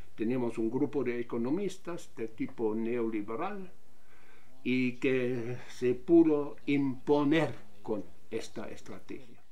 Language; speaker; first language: Spanish; non-native, fluent; German